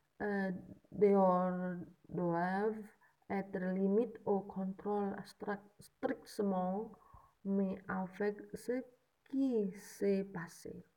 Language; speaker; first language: French; non-native, learner; Indonesian